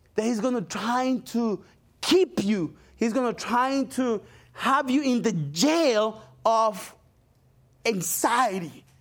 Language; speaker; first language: English; non-native, fluent; Spanish